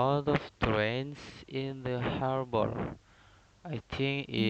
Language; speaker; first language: English; non-native, learner; Indonesian